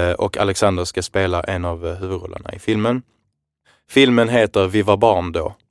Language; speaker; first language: Swedish; early bilingual, other home language; Arabic